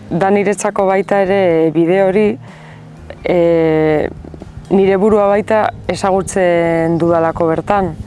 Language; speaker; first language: Basque; non-native, local second language; Spanish